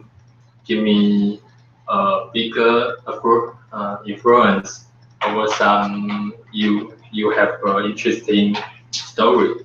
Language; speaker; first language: English; non-native, learner; Chinese